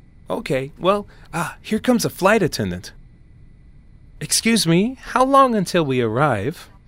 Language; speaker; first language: English; native; English